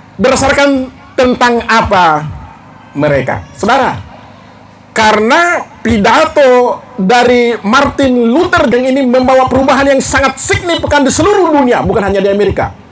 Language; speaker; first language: Indonesian; non-native, local second language; Batak Toba